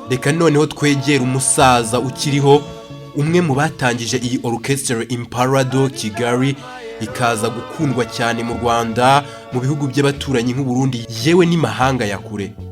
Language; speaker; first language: Kinyarwanda; native; Kinyarwanda